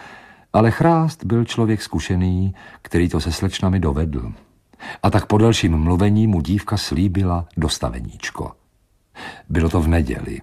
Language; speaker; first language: Czech; native; Czech